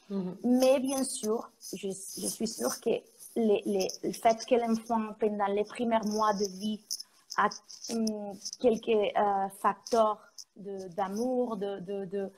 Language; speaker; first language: French; non-native, fluent; Spanish